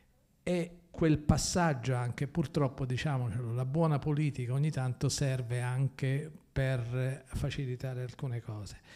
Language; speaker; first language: Italian; native; Italian